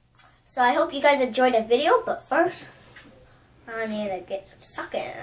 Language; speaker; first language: English; native; English